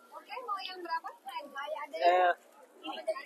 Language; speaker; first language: Indonesian; native; Indonesian